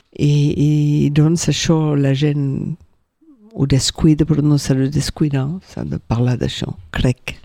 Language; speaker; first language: Catalan; non-native, local second language; French